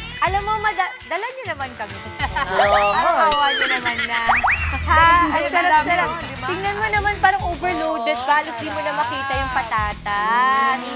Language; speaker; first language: Filipino; non-native, local second language; Pampanga